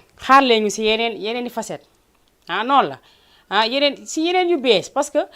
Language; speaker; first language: Wolof; native; Wolof